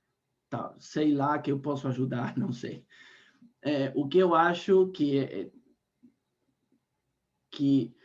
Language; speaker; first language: Portuguese; non-native, fluent; Spanish